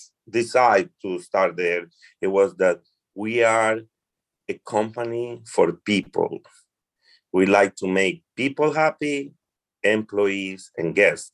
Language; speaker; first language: English; non-native, fluent; Spanish